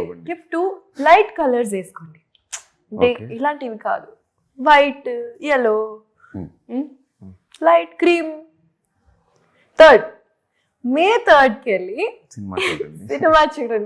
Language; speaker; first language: Telugu; non-native, local second language; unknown